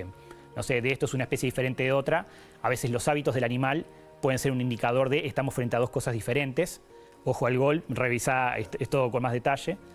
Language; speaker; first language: Spanish; native; Spanish